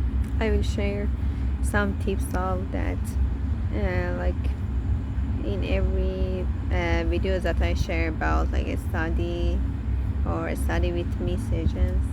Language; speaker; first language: English; non-native, learner; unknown